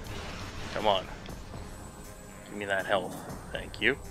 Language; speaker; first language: English; native; English